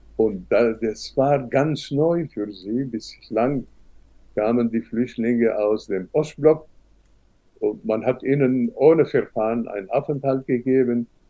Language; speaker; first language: German; non-native, fluent; Arabic